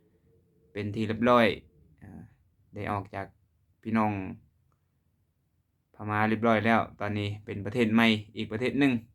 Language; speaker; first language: Thai; non-native, local second language; Lao